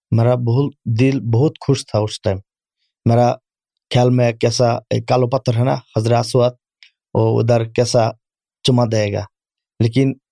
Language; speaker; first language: Urdu; non-native, learner; Bangla